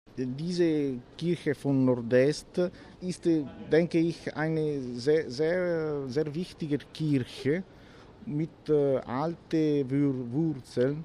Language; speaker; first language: German; non-native, learner; Italian